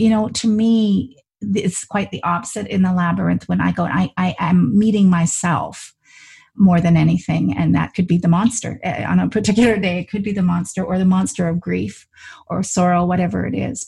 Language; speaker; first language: English; native; English